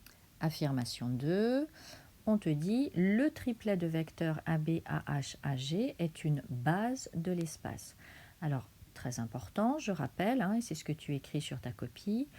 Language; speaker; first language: French; native; French